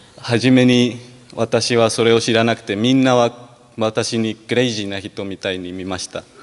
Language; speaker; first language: Japanese; non-native, learner; Spanish